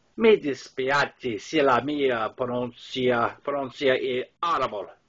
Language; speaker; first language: Italian; non-native, learner; English